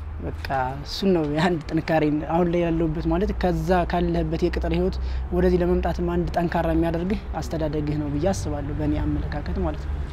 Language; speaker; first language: Amharic; native; Amharic